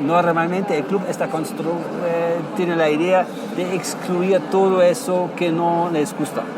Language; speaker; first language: Spanish; non-native, fluent; German